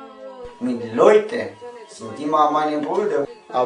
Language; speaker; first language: German; non-native, learner; Romanian